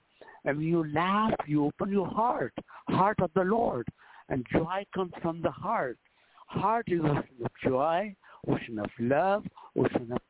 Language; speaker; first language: English; non-native, local second language; Hindi